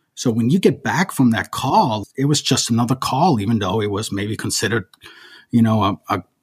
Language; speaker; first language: English; early bilingual, other home language; German